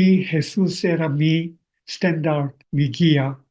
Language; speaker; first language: Spanish; non-native, learner; Korean